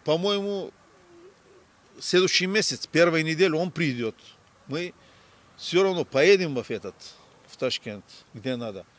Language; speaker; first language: Russian; non-native, learner; Turkish